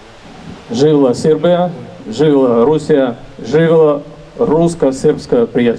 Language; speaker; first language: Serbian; non-native, learner; Russian